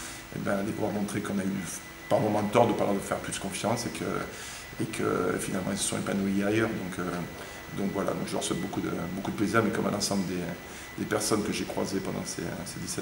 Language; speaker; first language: French; native; French